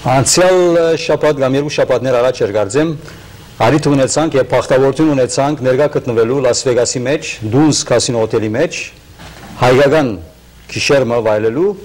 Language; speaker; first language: Armenian; native; Armenian